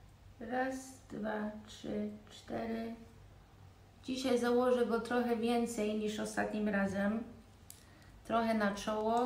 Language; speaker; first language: Polish; early bilingual, heritage; Polish